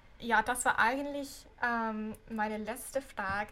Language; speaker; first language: German; non-native, fluent; English